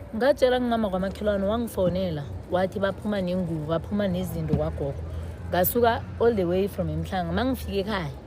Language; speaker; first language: Zulu; non-native, local second language; South Ndebele